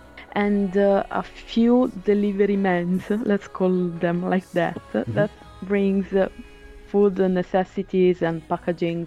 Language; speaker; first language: English; non-native, fluent; Italian